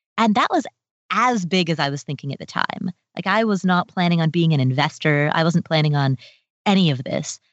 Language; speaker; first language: English; early bilingual, other home language; Nepali